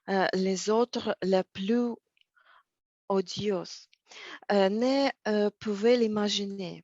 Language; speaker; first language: French; non-native, learner; Russian